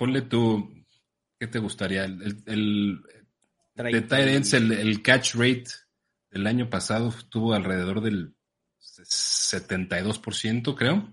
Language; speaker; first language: Spanish; native; Spanish